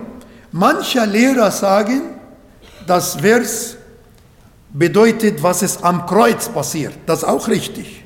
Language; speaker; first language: German; non-native, learner; Arabic